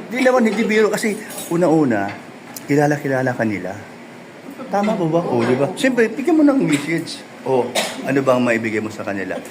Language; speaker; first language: Filipino; native; Filipino